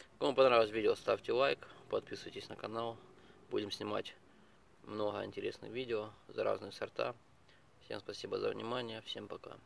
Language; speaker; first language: Russian; non-native, local second language; Ukrainian